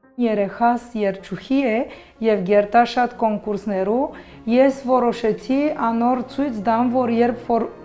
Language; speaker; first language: Armenian; early bilingual, heritage; Armenian